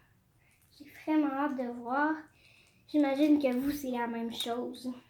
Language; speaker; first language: French; native; French